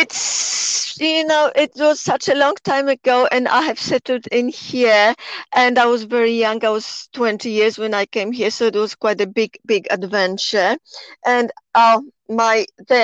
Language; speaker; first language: English; non-native, fluent; Polish